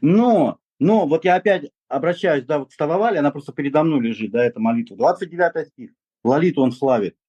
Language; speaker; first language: Russian; native; Russian